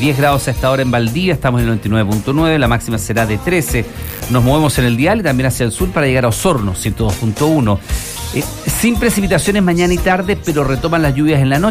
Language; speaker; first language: Spanish; native; Spanish